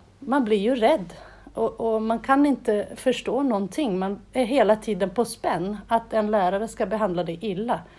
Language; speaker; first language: Swedish; non-native, fluent; Portuguese